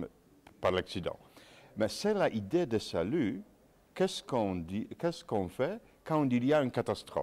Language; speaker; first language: French; non-native, fluent; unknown